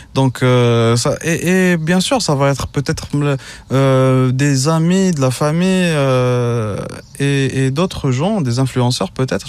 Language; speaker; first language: French; non-native, local second language; Arabic